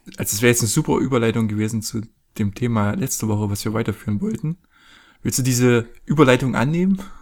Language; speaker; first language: German; native; German